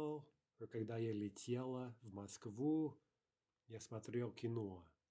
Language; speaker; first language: Russian; non-native, fluent; English